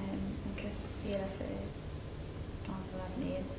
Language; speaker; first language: French; non-native, learner; English